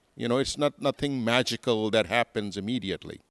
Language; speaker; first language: English; non-native, local second language; Urdu